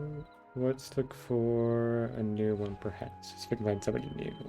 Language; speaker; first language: English; native; English